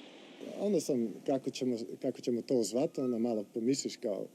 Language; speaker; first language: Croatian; non-native, fluent; Dutch